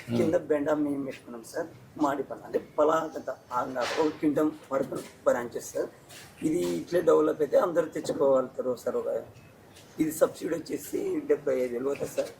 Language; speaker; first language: Telugu; native; Telugu